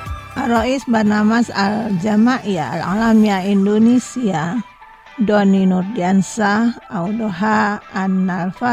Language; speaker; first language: Arabic; non-native, fluent; Indonesian